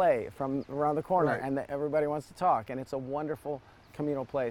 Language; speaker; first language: English; early bilingual, other home language; Serbian